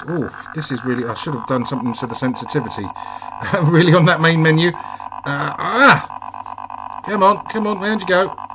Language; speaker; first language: English; native; English